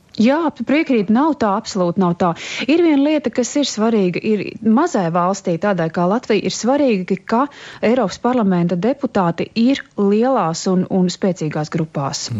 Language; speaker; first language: Latvian; native; Latvian